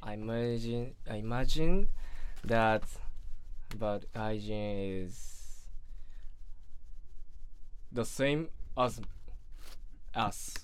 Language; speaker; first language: English; non-native, learner; Japanese